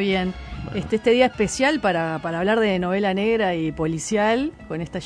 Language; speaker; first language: Spanish; native; Spanish